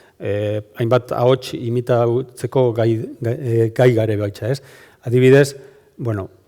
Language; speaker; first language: Basque; native; Basque